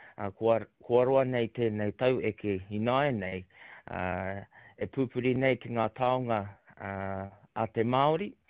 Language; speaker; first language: Māori; native; Māori